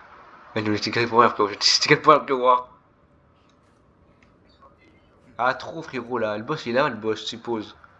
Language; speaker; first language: French; native; French